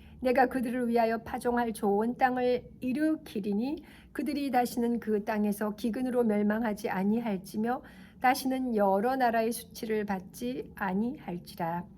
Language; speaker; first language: Korean; native; Korean